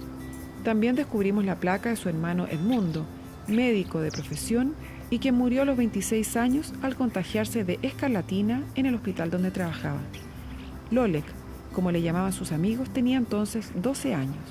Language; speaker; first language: Spanish; native; Spanish